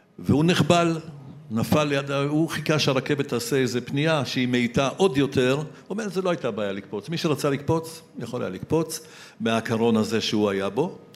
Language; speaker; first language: Hebrew; early bilingual, other home language; Polish